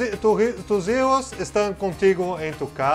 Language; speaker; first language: Spanish; non-native, learner; Portuguese